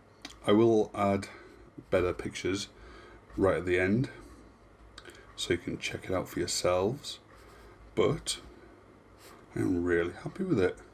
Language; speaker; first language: English; native; English